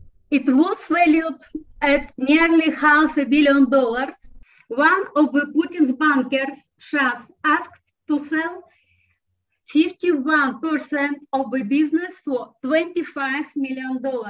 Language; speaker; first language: English; non-native, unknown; Russian